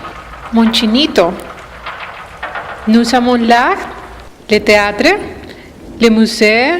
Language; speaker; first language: French; non-native, learner; Spanish